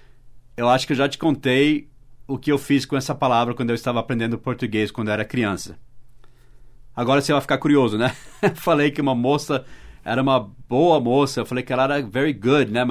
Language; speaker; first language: Portuguese; early bilingual, other home language; English